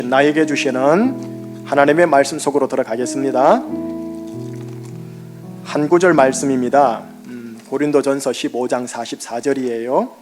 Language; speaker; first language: Korean; native; Korean